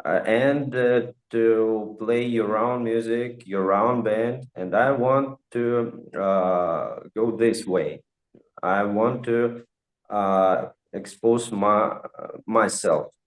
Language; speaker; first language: English; non-native, fluent; Russian